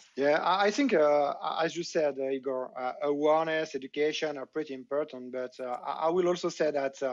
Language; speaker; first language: English; non-native, fluent; French